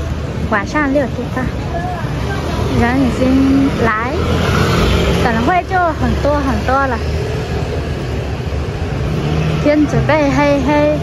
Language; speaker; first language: Chinese; non-native, learner; Vietnamese